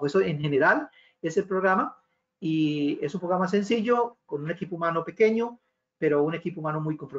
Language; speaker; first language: Spanish; native; Spanish